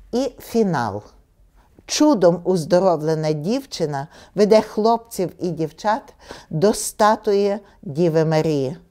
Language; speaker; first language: Ukrainian; native; Ukrainian